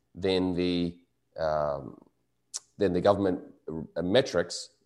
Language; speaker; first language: English; native; English